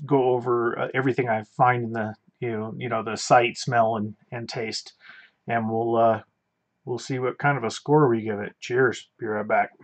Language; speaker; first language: English; native; English